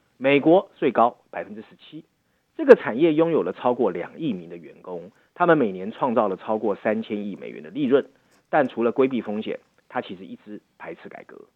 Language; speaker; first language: Chinese; native; Chinese